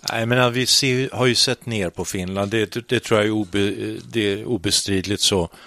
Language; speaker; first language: Swedish; native; Swedish